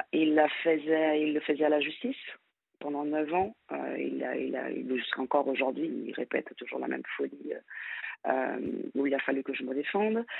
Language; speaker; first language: French; non-native, fluent; Portuguese